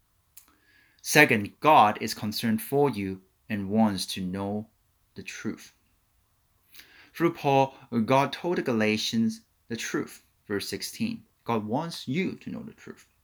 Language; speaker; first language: English; non-native, local second language; Cantonese